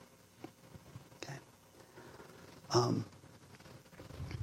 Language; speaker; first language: English; native; English